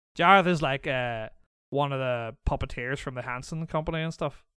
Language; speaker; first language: English; native; English